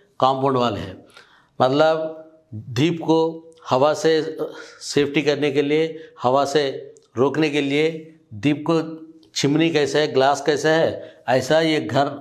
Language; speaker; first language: Hindi; non-native, local second language; Telugu